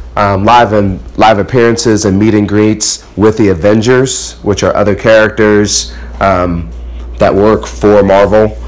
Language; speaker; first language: English; early bilingual, other home language; Akan